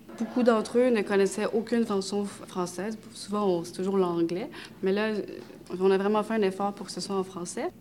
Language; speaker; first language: French; early bilingual, other home language; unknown